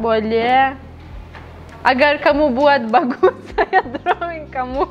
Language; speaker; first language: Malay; non-native, learner; Russian